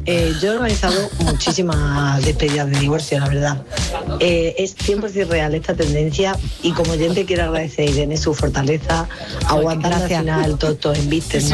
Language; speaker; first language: Spanish; native; Spanish